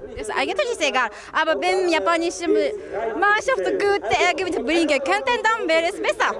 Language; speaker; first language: German; non-native, learner; Japanese